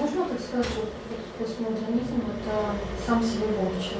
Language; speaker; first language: Russian; native; Russian